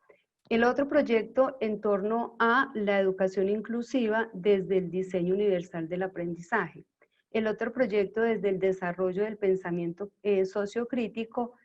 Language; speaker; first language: Spanish; native; Spanish